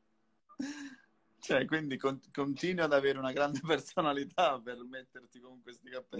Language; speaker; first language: Italian; native; Italian